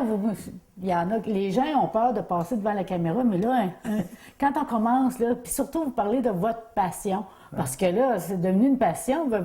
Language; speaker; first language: French; native; French